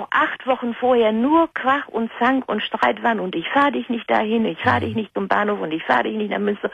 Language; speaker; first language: German; native; German